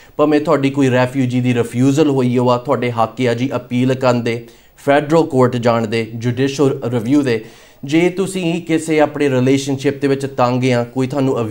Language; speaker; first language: Punjabi; early bilingual, heritage; Punjabi